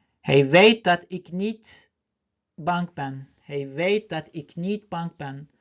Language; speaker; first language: Dutch; non-native, learner; Turkish